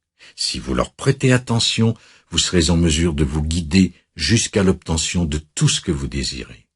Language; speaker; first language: French; native; French